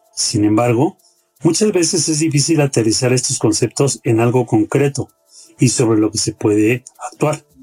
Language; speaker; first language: Spanish; native; Spanish